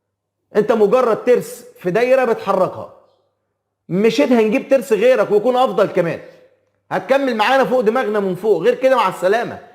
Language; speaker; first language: Arabic; native; Arabic